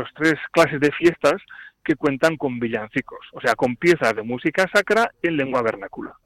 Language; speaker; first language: Spanish; native; Spanish